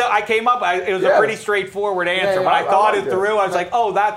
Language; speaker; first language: English; native; English